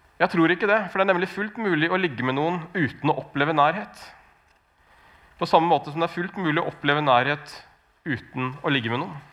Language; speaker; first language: Norwegian; native; Norwegian